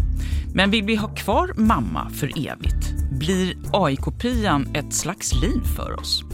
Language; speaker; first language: Swedish; native; Swedish